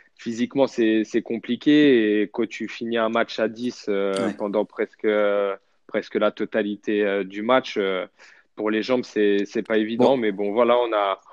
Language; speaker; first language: French; native; French